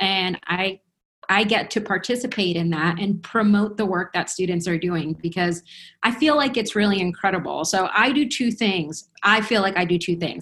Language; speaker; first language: English; early bilingual, other home language; Spanish